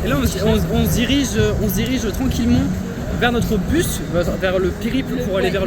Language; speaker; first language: French; native; French